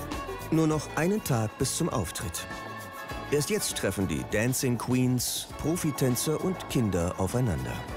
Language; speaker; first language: German; native; German